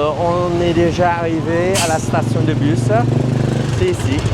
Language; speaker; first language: French; non-native, fluent; Vietnamese